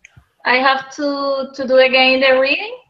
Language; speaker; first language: English; non-native, learner; Spanish